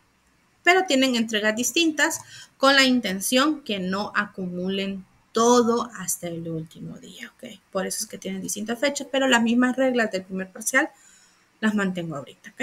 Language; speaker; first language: Spanish; native; Spanish